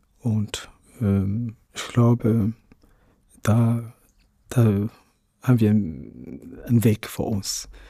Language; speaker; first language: German; non-native, fluent; Ewe